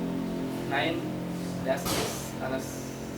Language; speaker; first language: German; non-native, learner; Indonesian